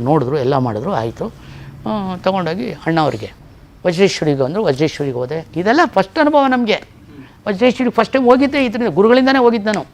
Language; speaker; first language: Kannada; native; Kannada